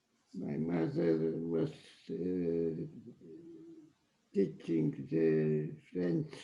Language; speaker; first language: English; non-native, fluent; Polish